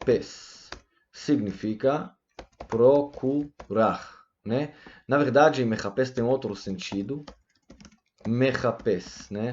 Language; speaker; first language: Portuguese; non-native, fluent; Hebrew